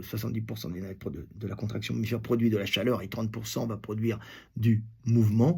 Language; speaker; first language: French; native; French